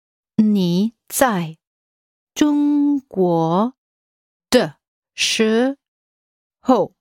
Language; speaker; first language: Chinese; non-native, learner; English